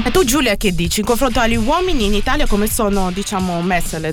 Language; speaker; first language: Italian; native; Italian